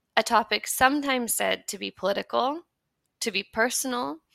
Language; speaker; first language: English; native; English